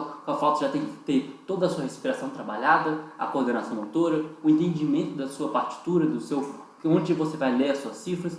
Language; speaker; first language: Portuguese; native; Portuguese